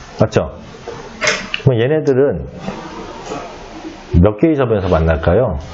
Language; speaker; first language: Korean; native; Korean